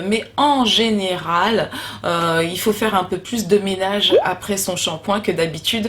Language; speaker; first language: French; native; French